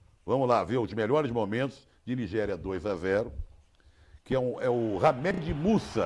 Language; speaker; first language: Portuguese; native; Portuguese